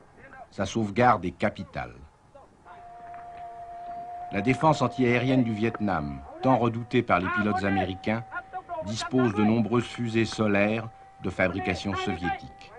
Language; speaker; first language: French; native; French